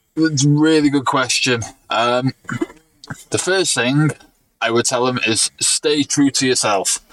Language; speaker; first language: English; native; English